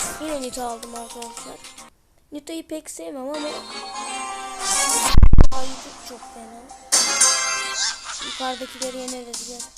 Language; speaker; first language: Turkish; native; Turkish